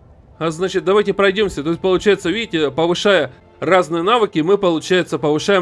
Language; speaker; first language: Russian; native; Russian